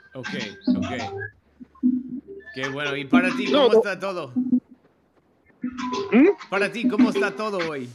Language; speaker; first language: Spanish; non-native, learner; English